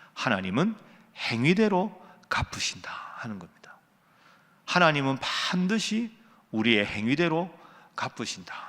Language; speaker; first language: Korean; native; Korean